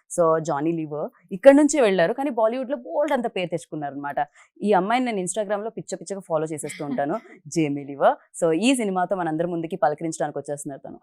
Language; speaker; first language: Telugu; native; Telugu